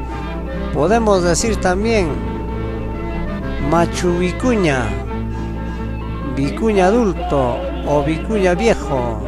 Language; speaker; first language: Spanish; non-native, local second language; Quechua